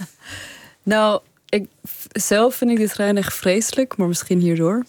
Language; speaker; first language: Dutch; early bilingual, other home language; Persian